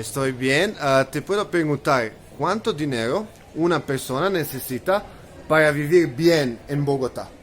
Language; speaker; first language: Spanish; non-native, learner; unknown